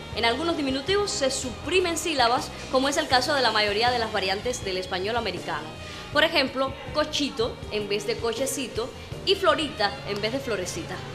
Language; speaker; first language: Spanish; native; Spanish